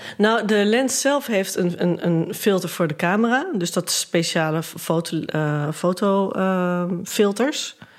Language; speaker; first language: Dutch; native; Dutch